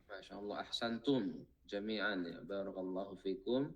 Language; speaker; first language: Arabic; non-native, fluent; Indonesian